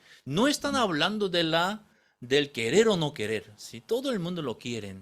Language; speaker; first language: Spanish; non-native, fluent; Korean